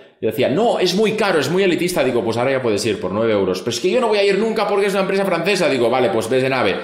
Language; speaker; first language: Spanish; non-native, local second language; Catalan